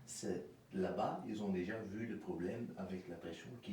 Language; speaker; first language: French; non-native, fluent; Dutch